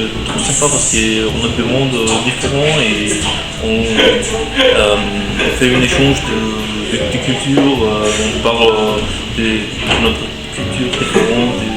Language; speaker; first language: French; non-native, learner; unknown